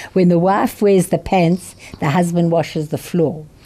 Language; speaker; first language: English; native; English